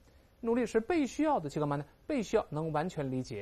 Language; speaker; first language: Chinese; native; Chinese